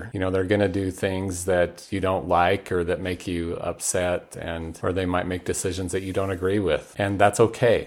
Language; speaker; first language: English; native; English